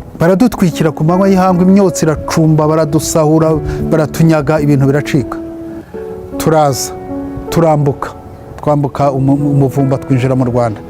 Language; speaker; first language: Kinyarwanda; early bilingual, heritage; Kinyarwanda